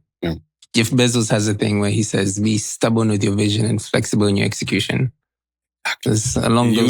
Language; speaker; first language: English; non-native, local second language; Swahili